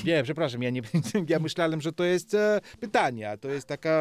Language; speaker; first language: Polish; non-native, learner; Georgian